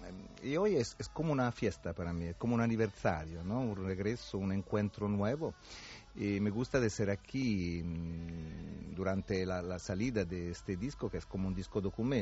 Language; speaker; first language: Spanish; non-native, fluent; Italian